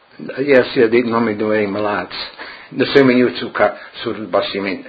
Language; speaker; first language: Italian; early bilingual, heritage; Friulian